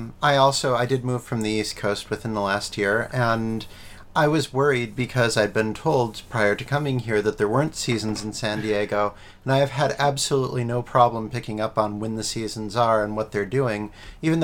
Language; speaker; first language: English; native; English